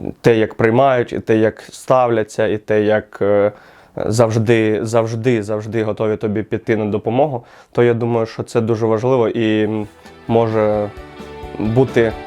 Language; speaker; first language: Ukrainian; native; Ukrainian